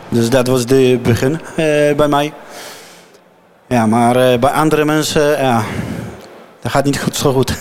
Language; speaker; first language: Dutch; non-native, learner; Polish